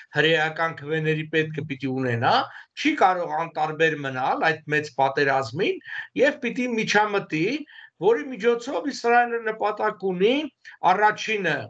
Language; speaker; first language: Armenian; native; Armenian